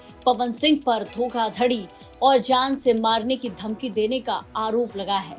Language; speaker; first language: Hindi; native; Hindi